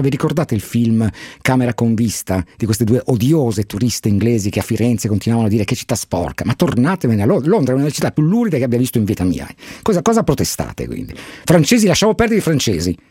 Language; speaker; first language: Italian; native; Italian